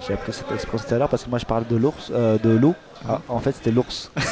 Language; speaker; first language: French; native; French